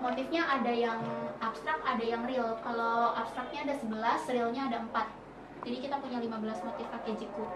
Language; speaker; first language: Indonesian; native; Indonesian